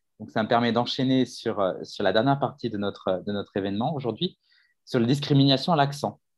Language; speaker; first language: French; native; French